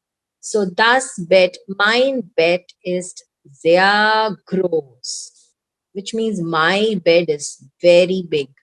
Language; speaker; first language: German; non-native, learner; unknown